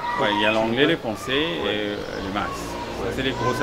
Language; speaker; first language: French; non-native, local second language; Morisyen